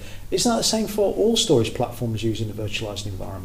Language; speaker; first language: English; native; English